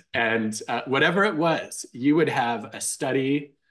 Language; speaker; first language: English; native; English